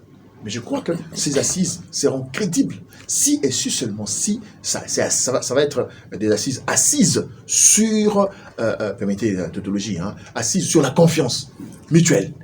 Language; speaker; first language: French; non-native, local second language; Lingala